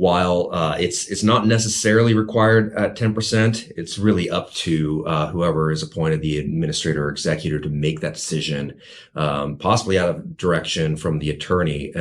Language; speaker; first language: English; native; English